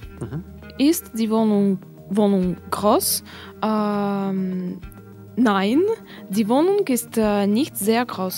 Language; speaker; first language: German; non-native, learner; Russian